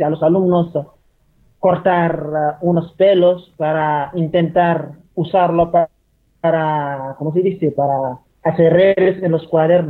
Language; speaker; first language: Spanish; non-native, fluent; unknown